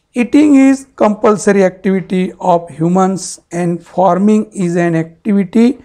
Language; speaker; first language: English; non-native, local second language; Marathi